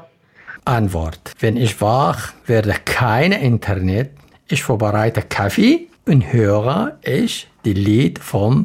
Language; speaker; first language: German; non-native, learner; Arabic